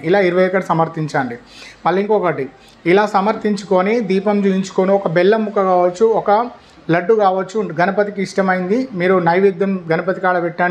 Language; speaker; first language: Telugu; native; Telugu